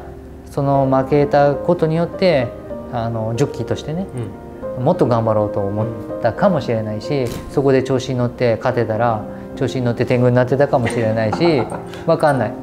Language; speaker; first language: Japanese; native; Japanese